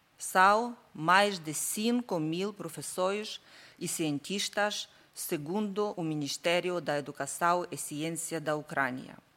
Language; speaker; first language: Portuguese; non-native, learner; Ukrainian